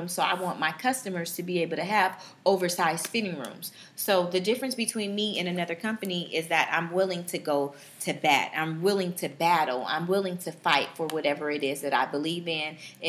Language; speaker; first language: English; native; English